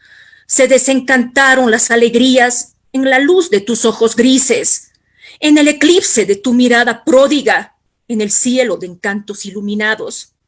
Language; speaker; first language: Spanish; native; Spanish